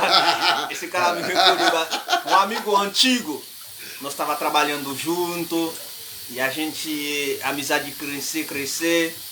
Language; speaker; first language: Portuguese; non-native, learner; Haitian Creole